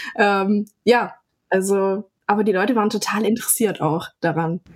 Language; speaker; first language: German; native; German